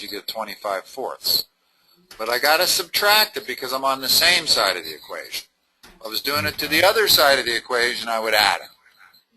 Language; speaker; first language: English; native; English